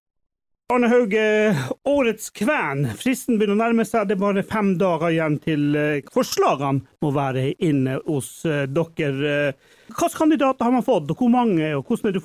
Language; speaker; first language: Norwegian; native; Norwegian